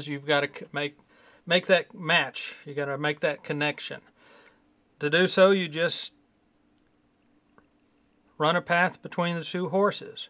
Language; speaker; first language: English; native; English